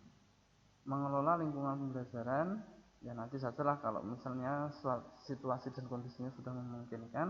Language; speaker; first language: Indonesian; native; Indonesian